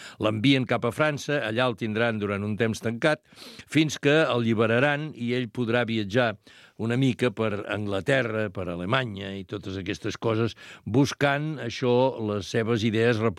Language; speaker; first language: Catalan; native; Catalan